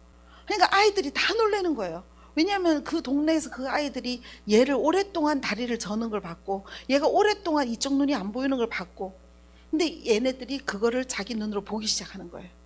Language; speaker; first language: Korean; native; Korean